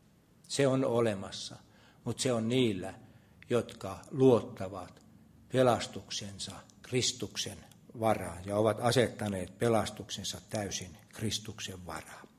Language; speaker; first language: Finnish; native; Finnish